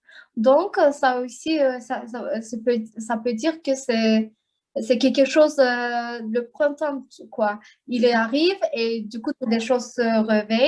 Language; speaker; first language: French; non-native, learner; Azerbaijani